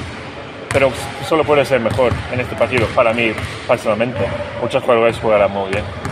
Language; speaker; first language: Spanish; non-native, fluent; Swedish